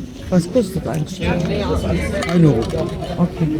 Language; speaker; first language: German; non-native, learner; Turkish